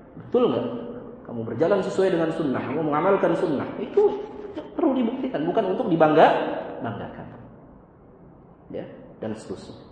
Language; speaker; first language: Indonesian; native; Indonesian